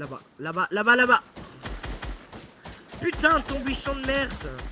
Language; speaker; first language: French; native; French